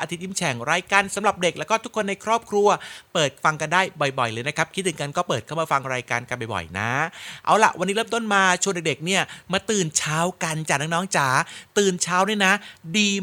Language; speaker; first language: Thai; native; Thai